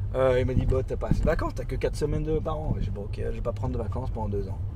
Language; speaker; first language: French; native; French